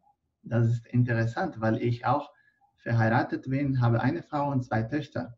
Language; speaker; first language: German; non-native, fluent; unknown